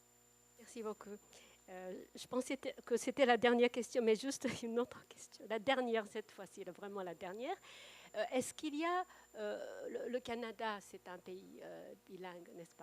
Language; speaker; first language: French; non-native, fluent; Japanese